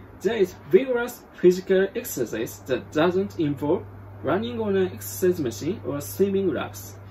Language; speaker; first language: English; non-native, fluent; Japanese